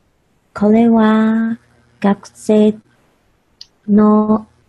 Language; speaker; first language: Japanese; non-native, learner; Chinese